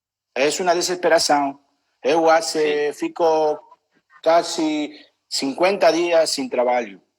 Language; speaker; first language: Portuguese; non-native, learner; Spanish